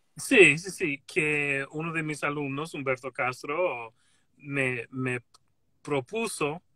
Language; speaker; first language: Spanish; non-native, fluent; English